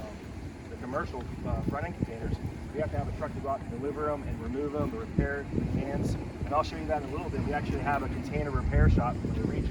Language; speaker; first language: English; native; English